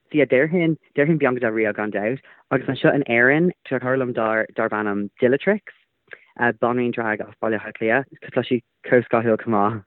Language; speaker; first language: Irish; non-native, local second language; English